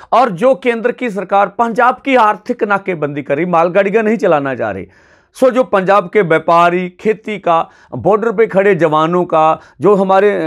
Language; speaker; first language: Hindi; non-native, local second language; Punjabi